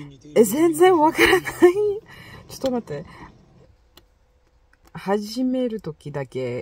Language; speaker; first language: Japanese; non-native, learner; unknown